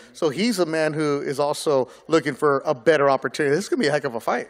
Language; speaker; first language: English; native; English